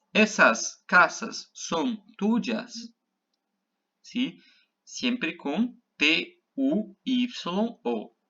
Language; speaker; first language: Spanish; non-native, fluent; Portuguese